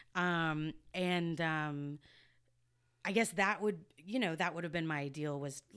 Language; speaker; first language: English; native; English